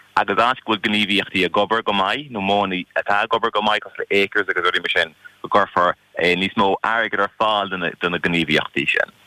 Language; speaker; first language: Irish; non-native, local second language; English